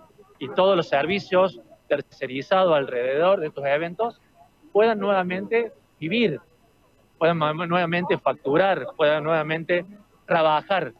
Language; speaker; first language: Spanish; native; Spanish